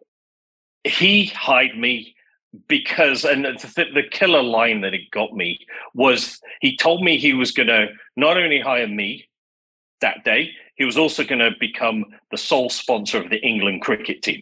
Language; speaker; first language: English; native; English